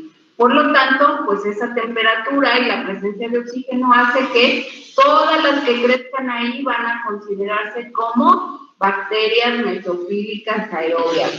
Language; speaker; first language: Spanish; native; Spanish